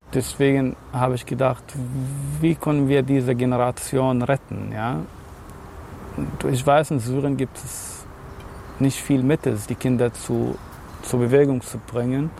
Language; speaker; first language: German; non-native, fluent; Arabic